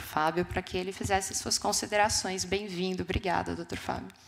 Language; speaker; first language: Portuguese; native; Portuguese